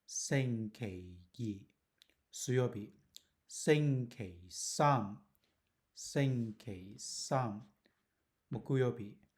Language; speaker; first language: Japanese; non-native, learner; Cantonese